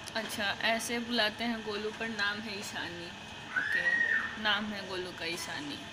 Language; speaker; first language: Hindi; native; Hindi